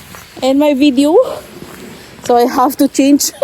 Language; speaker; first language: English; non-native, learner; Filipino